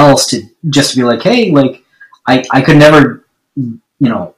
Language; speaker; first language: English; native; English